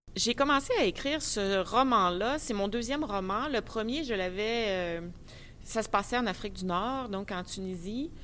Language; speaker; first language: French; native; French